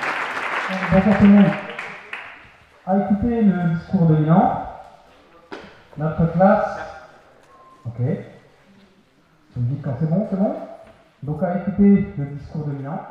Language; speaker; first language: French; native; French